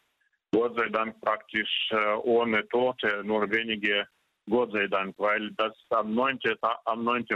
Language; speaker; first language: German; non-native, fluent; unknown